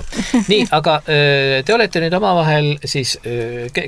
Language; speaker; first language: Estonian; native; Estonian